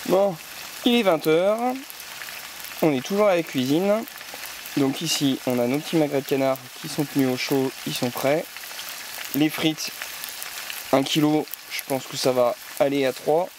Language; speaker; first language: French; native; French